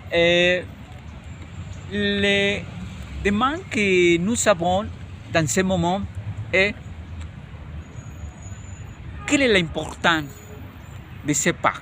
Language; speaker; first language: French; non-native, learner; Spanish